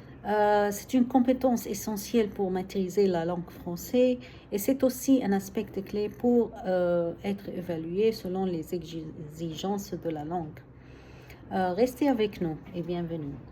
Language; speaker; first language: French; non-native, fluent; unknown